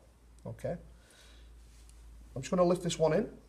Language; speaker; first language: English; native; English